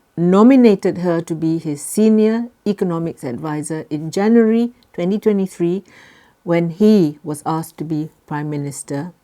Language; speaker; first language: English; non-native, local second language; Malay